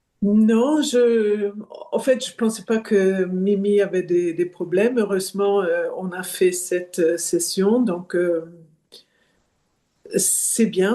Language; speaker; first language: French; non-native, fluent; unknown